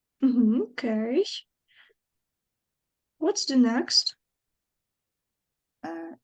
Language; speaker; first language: English; non-native, fluent; Ukrainian